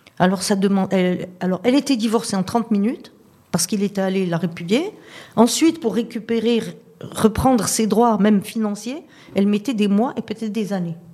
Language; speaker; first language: French; non-native, local second language; Arabic